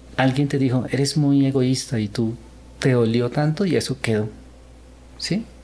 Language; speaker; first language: Spanish; early bilingual, other home language; Korean